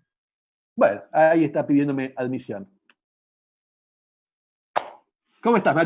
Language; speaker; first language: Spanish; native; Spanish